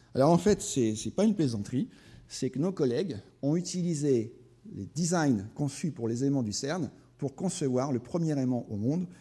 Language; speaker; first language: French; native; French